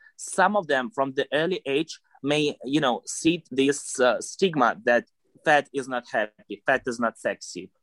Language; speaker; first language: English; non-native, fluent; Russian